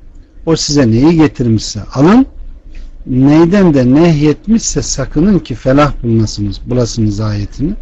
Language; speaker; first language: Turkish; native; Turkish